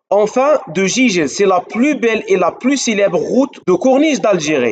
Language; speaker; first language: French; non-native, local second language; Arabic